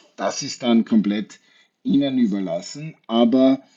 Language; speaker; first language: German; native; German